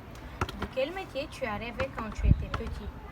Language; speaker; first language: French; non-native, learner; Bulgarian